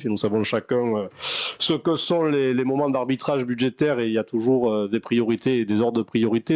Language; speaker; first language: French; native; French